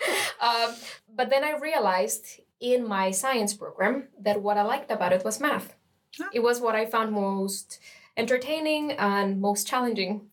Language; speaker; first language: English; non-native, fluent; Spanish